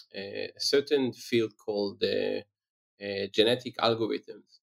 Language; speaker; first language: English; non-native, fluent; Hebrew